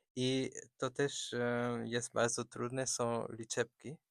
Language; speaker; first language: Polish; non-native, fluent; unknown